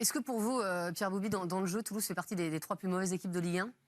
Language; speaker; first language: French; native; French